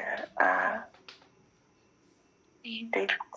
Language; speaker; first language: English; non-native, learner; Marathi